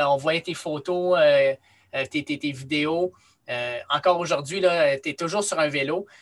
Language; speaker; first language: French; native; French